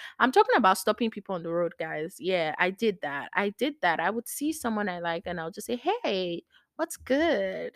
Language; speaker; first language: English; non-native, local second language; Yoruba